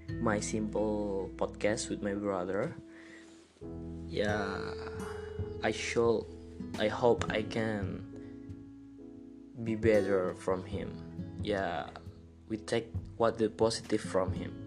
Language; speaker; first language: English; non-native, learner; Indonesian